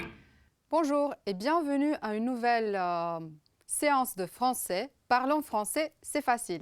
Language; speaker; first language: French; non-native, fluent; Romanian